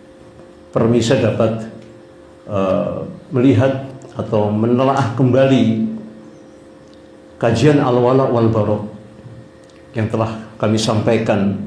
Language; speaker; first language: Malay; non-native, local second language; Javanese